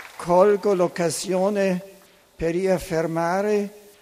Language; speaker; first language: Italian; non-native, fluent; German